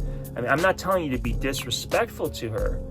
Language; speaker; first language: English; native; English